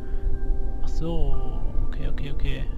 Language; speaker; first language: German; native; German